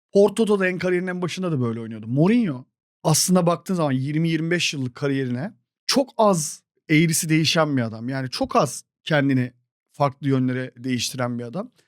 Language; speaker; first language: Turkish; native; Turkish